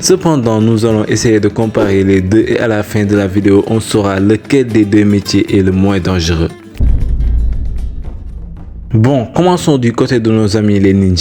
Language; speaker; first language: French; native; French